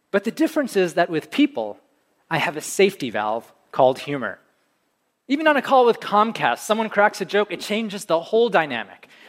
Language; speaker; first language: English; early bilingual, other home language; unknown